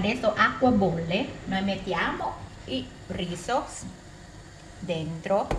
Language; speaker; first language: Italian; non-native, learner; Thai